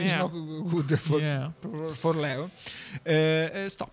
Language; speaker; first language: English; non-native, learner; Italian